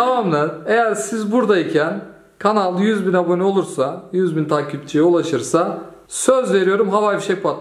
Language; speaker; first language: Turkish; native; Turkish